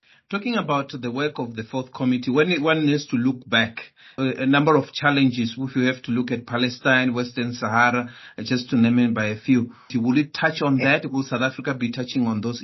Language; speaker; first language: English; non-native, local second language; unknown